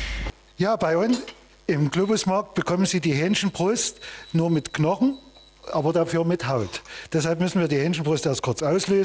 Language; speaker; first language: German; native; German